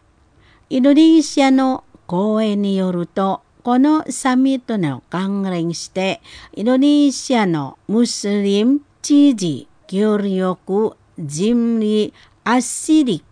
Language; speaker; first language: Japanese; non-native, fluent; Indonesian